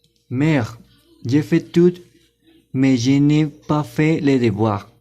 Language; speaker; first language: French; non-native, learner; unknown